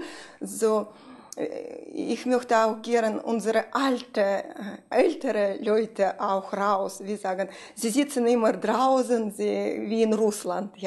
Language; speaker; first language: German; non-native, learner; Russian